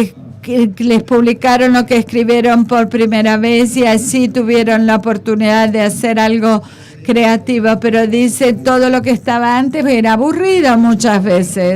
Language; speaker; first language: Spanish; non-native, fluent; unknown